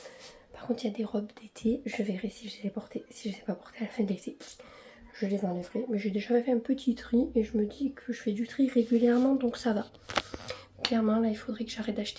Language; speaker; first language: French; native; French